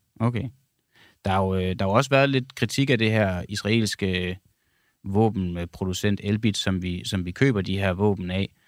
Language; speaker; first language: Danish; native; Danish